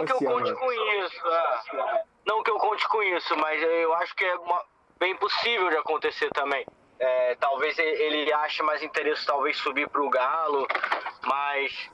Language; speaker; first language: Portuguese; native; Portuguese